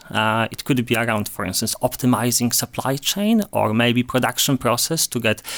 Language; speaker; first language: English; non-native, fluent; Polish